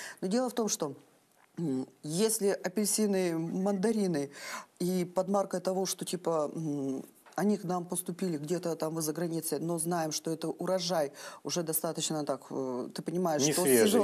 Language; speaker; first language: Russian; native; Russian